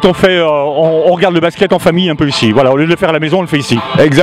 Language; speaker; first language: French; native; French